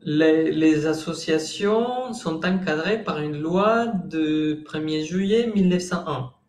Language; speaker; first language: French; non-native, fluent; Spanish